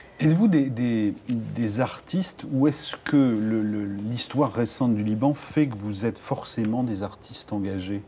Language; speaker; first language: French; native; French